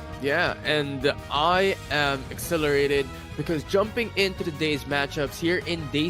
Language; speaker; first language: English; non-native, local second language; Filipino